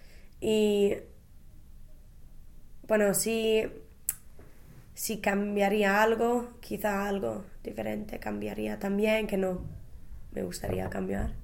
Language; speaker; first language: Spanish; non-native, fluent; English